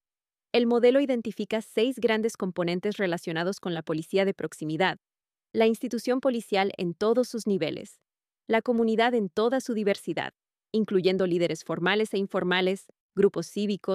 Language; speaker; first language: Spanish; native; Spanish